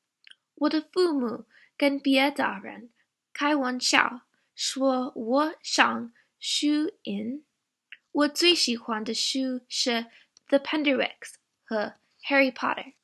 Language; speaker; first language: Chinese; non-native, learner; English